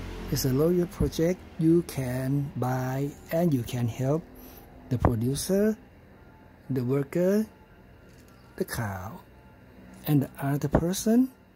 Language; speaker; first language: English; non-native, learner; Thai